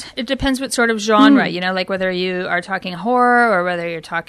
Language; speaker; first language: English; native; English